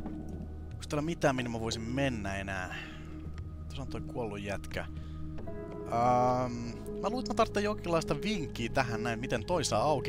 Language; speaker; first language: Finnish; native; Finnish